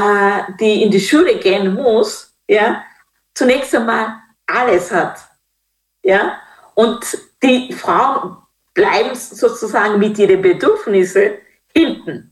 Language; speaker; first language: German; non-native, fluent; Kinyarwanda